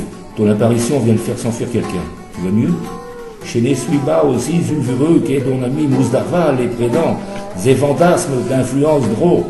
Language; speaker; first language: French; native; French